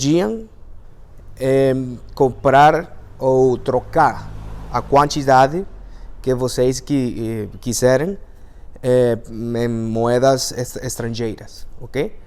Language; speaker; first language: Portuguese; non-native, fluent; Spanish